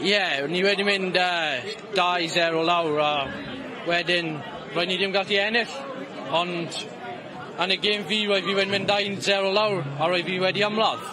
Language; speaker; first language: Welsh; non-native, local second language; English